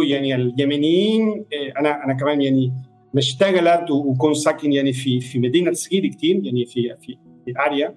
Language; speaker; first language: Arabic; non-native, fluent; Spanish